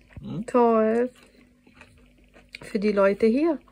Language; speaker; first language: German; non-native, fluent; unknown